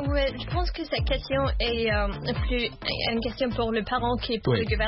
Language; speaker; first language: French; non-native, learner; Arabic